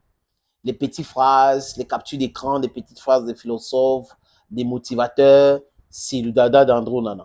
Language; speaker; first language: French; non-native, local second language; English